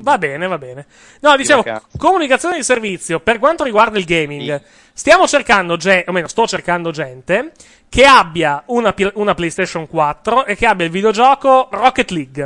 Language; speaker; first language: Italian; native; Italian